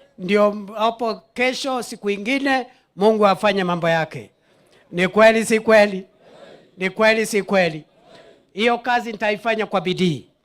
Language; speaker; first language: Swahili; non-native, local second language; Meru